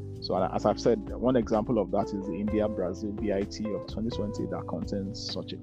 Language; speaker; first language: English; non-native, local second language; Yoruba